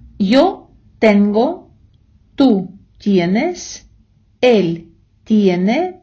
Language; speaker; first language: Spanish; non-native, fluent; Ukrainian